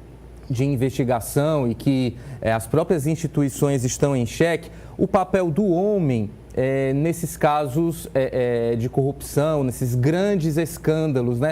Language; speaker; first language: Portuguese; native; Portuguese